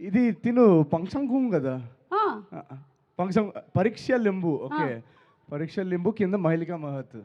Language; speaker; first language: Telugu; native; Telugu